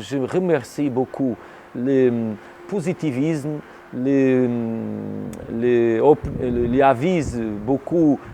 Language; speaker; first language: French; non-native, learner; Portuguese